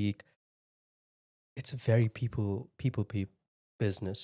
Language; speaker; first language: English; native; English